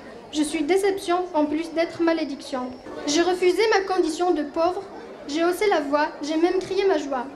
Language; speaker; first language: French; non-native, local second language; Kabyle